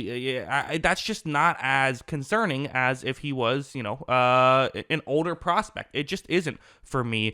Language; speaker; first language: English; native; English